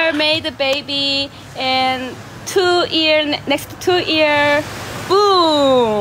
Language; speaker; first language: English; non-native, learner; Thai